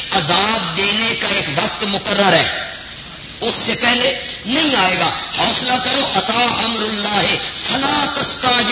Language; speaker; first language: Urdu; non-native, local second language; Punjabi